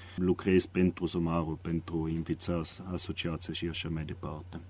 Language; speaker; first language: Romanian; non-native, fluent; German